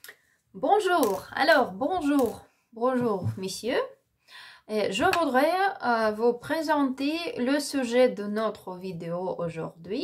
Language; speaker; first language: French; non-native, learner; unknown